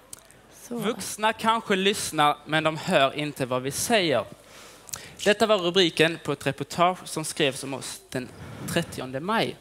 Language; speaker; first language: Swedish; native; Swedish